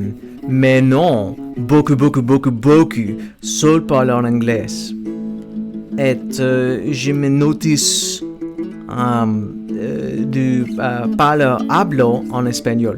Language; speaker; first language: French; non-native, learner; English